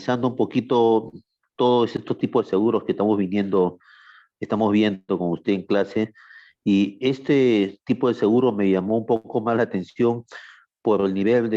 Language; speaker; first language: Spanish; native; Spanish